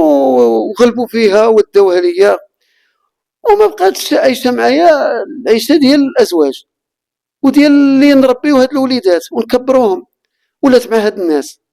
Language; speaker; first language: Arabic; native; Arabic